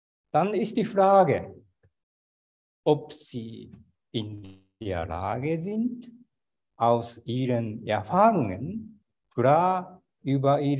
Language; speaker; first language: German; non-native, fluent; Japanese